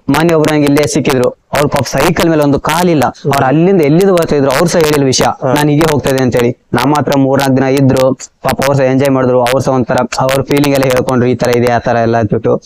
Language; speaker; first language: Kannada; native; Kannada